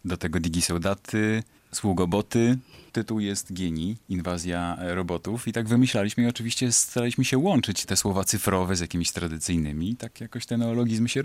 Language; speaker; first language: Polish; native; Polish